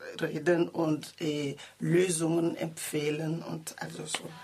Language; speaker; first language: German; non-native, learner; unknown